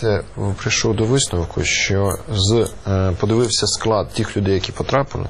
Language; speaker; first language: Ukrainian; native; Ukrainian